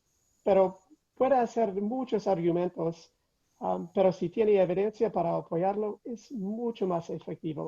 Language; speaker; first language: Spanish; non-native, fluent; English